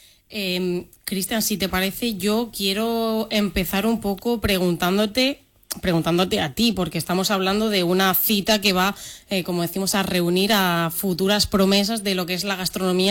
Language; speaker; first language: Spanish; native; Spanish